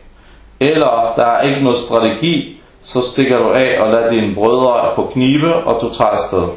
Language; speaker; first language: Danish; non-native, fluent; Arabic